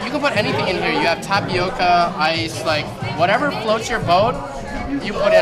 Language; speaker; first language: English; native; English